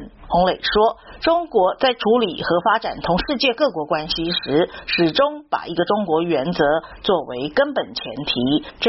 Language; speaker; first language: Chinese; native; Chinese